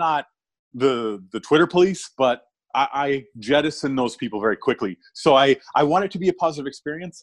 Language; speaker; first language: English; native; English